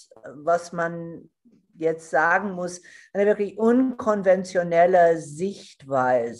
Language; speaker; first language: German; non-native, fluent; English